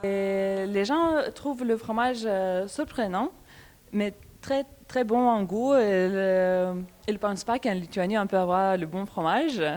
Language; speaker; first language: French; non-native, fluent; Lithuanian